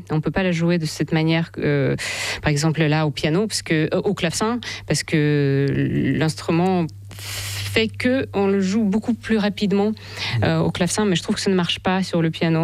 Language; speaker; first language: French; non-native, fluent; Russian